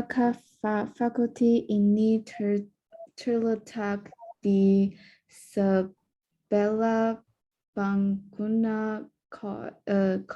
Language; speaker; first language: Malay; non-native, learner; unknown